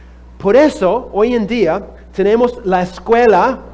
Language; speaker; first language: Spanish; non-native, fluent; English